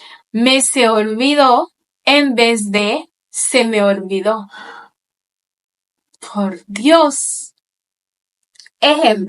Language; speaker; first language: Spanish; non-native, fluent; Haitian Creole